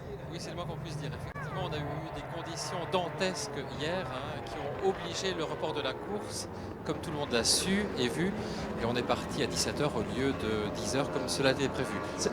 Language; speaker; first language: French; native; French